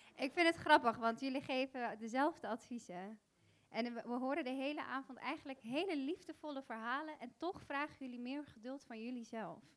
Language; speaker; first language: Dutch; early bilingual, other home language; Bosnian